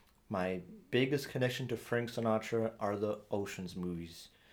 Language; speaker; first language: English; early bilingual, other home language; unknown